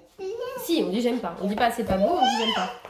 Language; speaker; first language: French; native; French